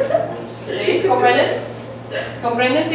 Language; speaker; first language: Spanish; non-native, fluent; English